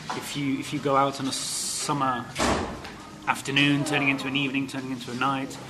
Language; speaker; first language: English; native; English